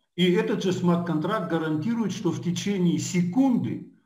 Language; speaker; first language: Russian; native; Russian